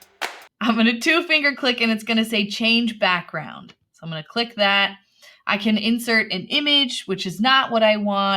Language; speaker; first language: English; native; English